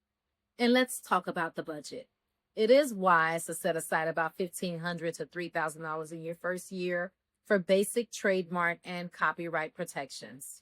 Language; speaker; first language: English; native; English